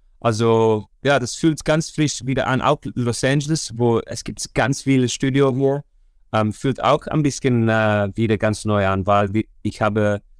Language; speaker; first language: German; non-native, learner; Dutch